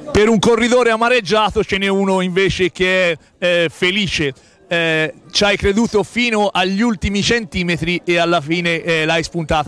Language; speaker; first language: Italian; native; Italian